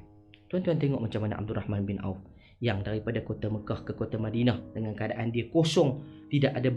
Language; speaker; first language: Malay; native; Malay